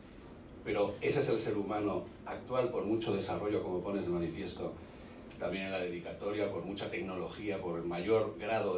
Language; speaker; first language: Spanish; native; Spanish